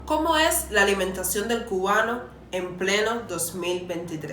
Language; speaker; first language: Spanish; native; Spanish